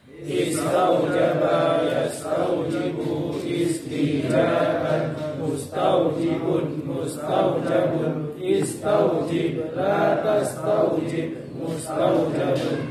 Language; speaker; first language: Arabic; non-native, learner; Indonesian